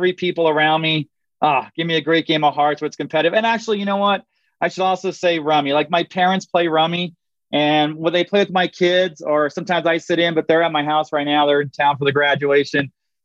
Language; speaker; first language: English; native; English